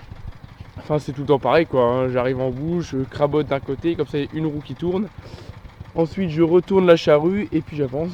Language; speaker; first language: French; native; French